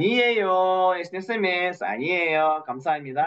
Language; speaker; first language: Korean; non-native, fluent; Kyrgyz